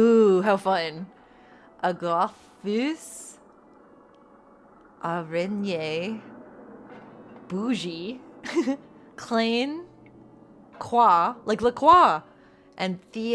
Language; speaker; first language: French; non-native, learner; English